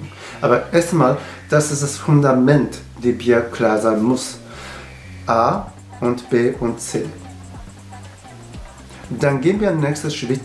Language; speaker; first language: German; non-native, learner; Japanese